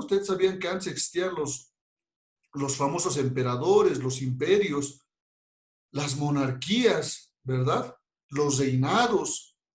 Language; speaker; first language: Spanish; native; Spanish